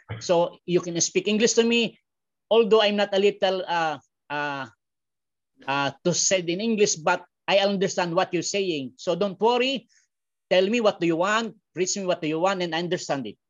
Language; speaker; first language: English; non-native, learner; Filipino